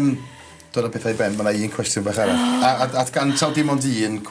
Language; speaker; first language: Welsh; native; Welsh